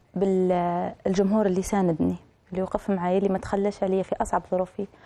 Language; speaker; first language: Arabic; native; Arabic